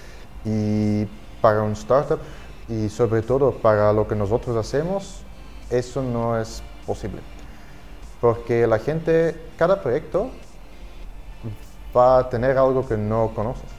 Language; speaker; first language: Spanish; non-native, fluent; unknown